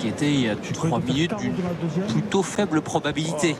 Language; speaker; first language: French; native; French